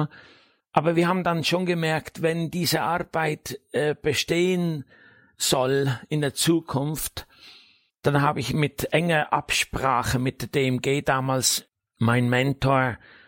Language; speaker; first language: German; native; German